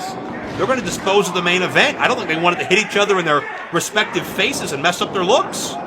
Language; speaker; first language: English; native; English